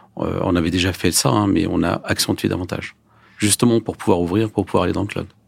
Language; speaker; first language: French; early bilingual, other home language; Turkish